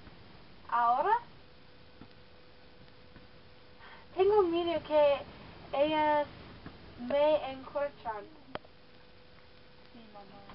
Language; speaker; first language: Spanish; non-native, learner; English